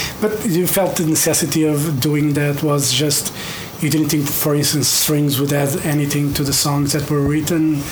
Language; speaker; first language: English; non-native, fluent; Portuguese